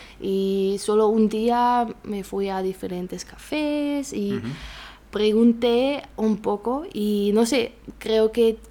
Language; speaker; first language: Spanish; non-native, learner; German